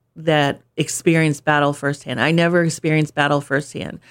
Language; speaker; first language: English; native; English